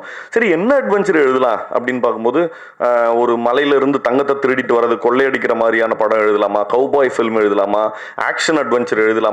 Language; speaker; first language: Tamil; native; Tamil